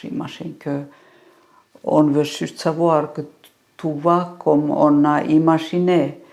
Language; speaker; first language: French; non-native, fluent; Finnish